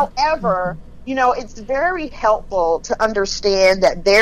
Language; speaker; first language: English; native; English